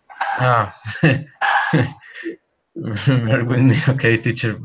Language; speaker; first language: English; non-native, learner; Spanish